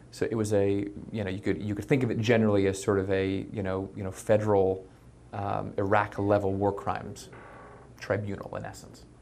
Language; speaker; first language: English; native; English